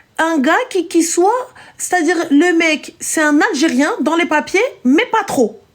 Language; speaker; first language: French; native; French